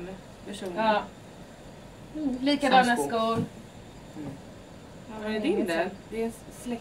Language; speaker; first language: Swedish; native; Swedish